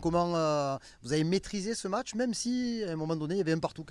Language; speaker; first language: French; native; French